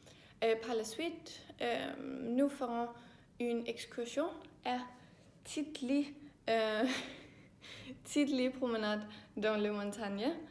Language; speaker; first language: French; non-native, learner; Danish